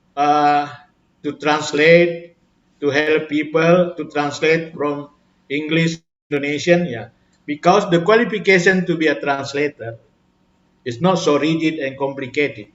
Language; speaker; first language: English; non-native, fluent; Indonesian